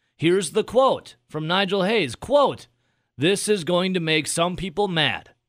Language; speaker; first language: English; native; English